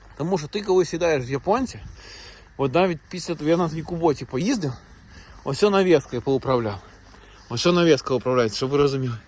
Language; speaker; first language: Ukrainian; native; Ukrainian